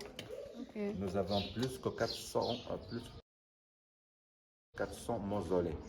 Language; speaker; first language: French; non-native, local second language; Arabic